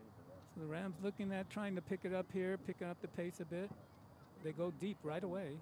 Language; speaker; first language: English; native; English